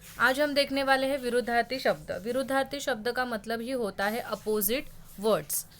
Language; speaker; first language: Hindi; non-native, local second language; Marathi